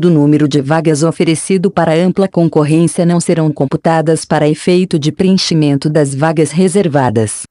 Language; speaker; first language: Portuguese; native; Portuguese